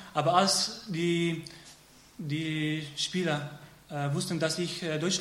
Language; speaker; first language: German; non-native, learner; Arabic